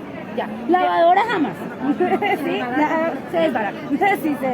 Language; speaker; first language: Spanish; native; Spanish